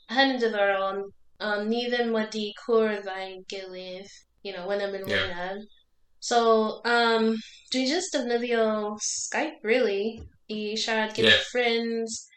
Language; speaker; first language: Welsh; non-native, learner; English